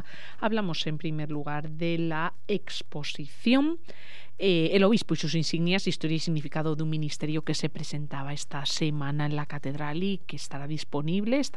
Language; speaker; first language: Spanish; native; Spanish